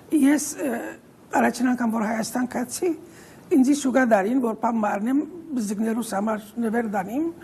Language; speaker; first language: Armenian; early bilingual, heritage; Armenian